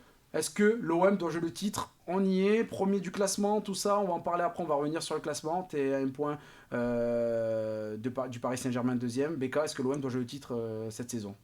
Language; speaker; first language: French; native; French